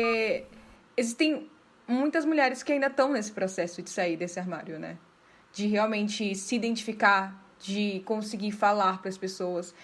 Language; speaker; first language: Portuguese; native; Portuguese